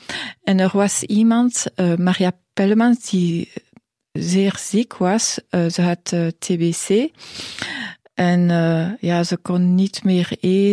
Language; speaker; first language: Dutch; non-native, local second language; French